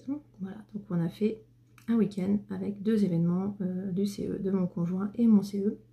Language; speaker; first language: French; native; French